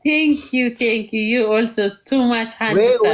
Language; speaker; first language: English; non-native, learner; Amharic